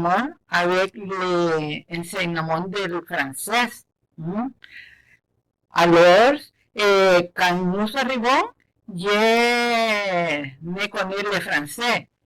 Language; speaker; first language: French; non-native, learner; Spanish